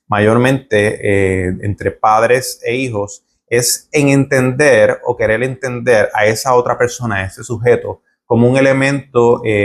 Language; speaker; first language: Spanish; native; Spanish